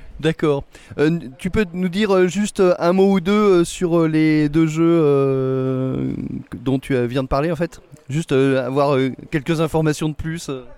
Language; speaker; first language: French; native; French